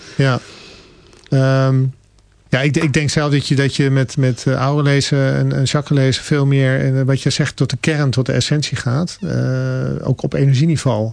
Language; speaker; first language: Dutch; native; Dutch